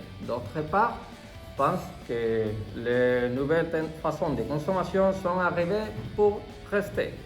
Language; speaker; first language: French; non-native, learner; Spanish